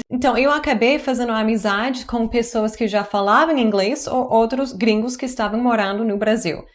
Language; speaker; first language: Portuguese; non-native, fluent; English